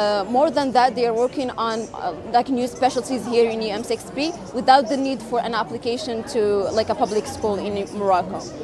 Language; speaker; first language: English; non-native, fluent; Arabic